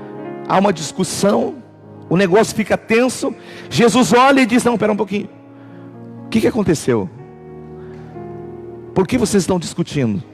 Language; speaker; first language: Portuguese; native; Portuguese